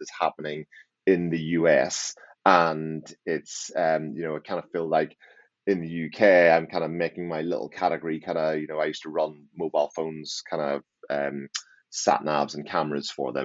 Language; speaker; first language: English; native; English